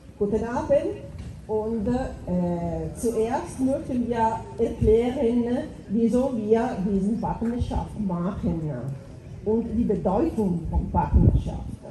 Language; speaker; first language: German; non-native, fluent; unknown